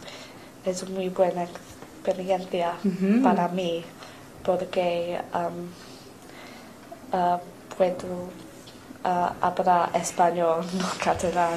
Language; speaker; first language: Spanish; non-native, learner; English